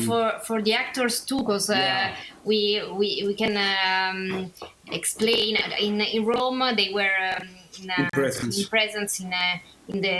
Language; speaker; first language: English; non-native, learner; Italian